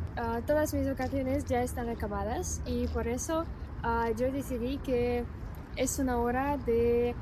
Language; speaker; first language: Spanish; non-native, fluent; Russian